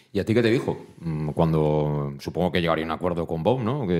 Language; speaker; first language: Spanish; native; Spanish